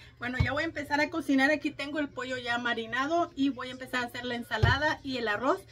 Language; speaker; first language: Spanish; native; Spanish